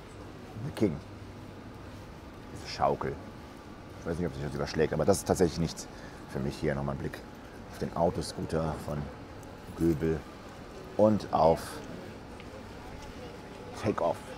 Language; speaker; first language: German; native; German